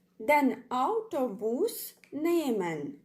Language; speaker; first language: German; non-native, fluent; Ukrainian